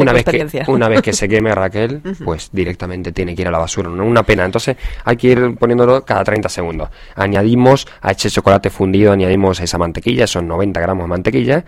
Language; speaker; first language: Spanish; native; Spanish